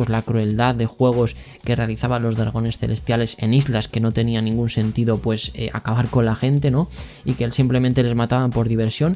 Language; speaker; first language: Spanish; native; Spanish